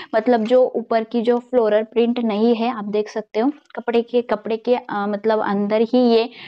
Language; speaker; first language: Hindi; non-native, local second language; Marathi